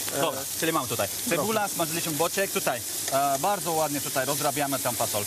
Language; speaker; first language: Polish; non-native, fluent; French